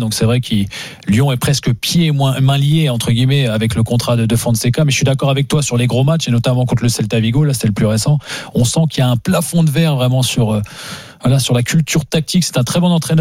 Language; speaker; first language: French; native; French